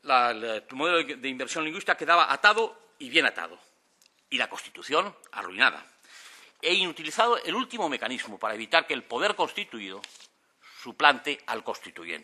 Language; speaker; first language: Spanish; native; Spanish